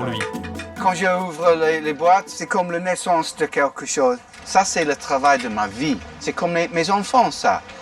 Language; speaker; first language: French; non-native, fluent; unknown